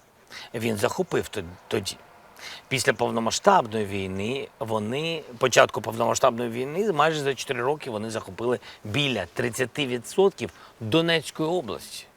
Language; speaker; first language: Ukrainian; non-native, local second language; Russian